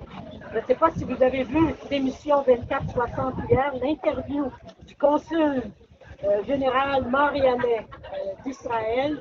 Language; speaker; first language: French; native; French